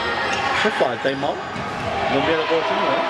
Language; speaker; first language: Italian; native; Italian